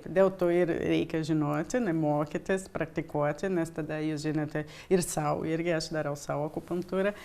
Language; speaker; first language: Lithuanian; early bilingual, heritage; Lithuanian